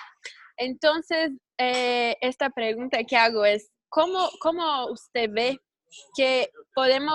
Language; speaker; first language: Spanish; non-native, learner; Portuguese